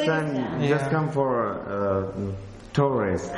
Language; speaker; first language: English; non-native, learner; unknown